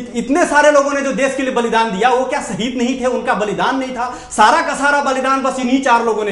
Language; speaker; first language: Hindi; native; Hindi